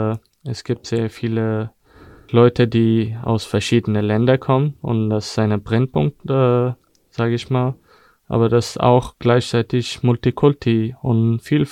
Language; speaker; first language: German; non-native, fluent; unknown